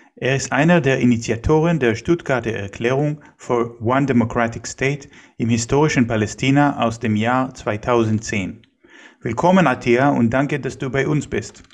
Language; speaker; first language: German; non-native, fluent; Hebrew